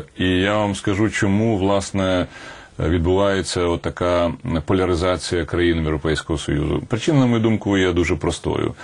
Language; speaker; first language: Ukrainian; native; Ukrainian